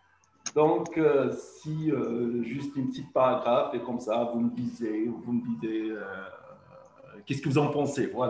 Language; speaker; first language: French; non-native, local second language; Arabic